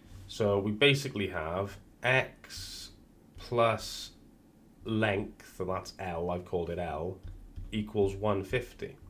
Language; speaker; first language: English; native; English